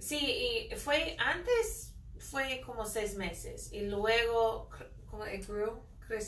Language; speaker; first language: Spanish; non-native, fluent; English